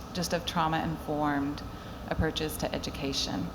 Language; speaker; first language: English; native; English